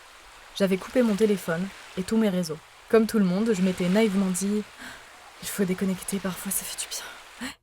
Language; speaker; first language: French; native; French